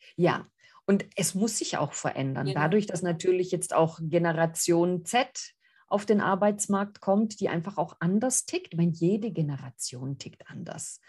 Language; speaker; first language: German; early bilingual, other home language; Greek